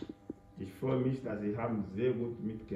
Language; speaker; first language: German; non-native, fluent; French